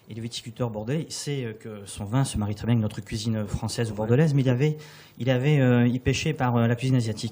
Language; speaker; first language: French; native; French